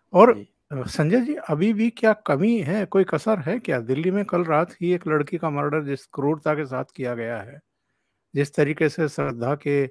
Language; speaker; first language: Hindi; native; Hindi